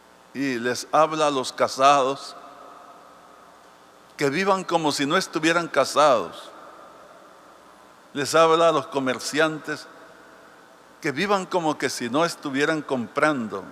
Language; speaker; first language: Spanish; native; Spanish